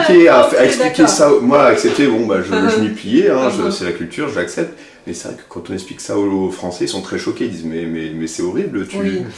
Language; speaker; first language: French; native; French